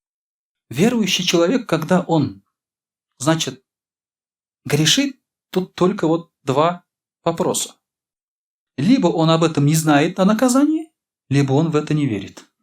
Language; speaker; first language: Russian; non-native, local second language; Tatar